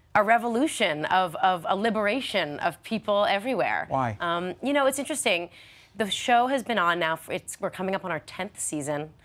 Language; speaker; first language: English; native; English